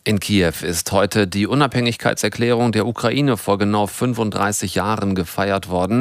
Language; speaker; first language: German; native; German